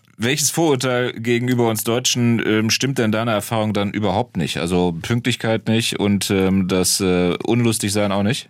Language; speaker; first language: German; native; German